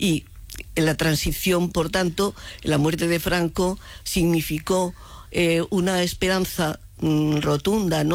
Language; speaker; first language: Spanish; native; Spanish